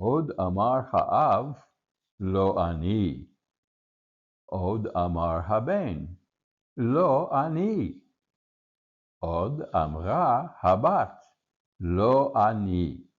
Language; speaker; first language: Hebrew; non-native, learner; English